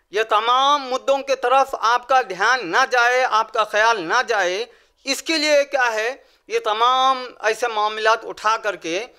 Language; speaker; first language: Urdu; native; Urdu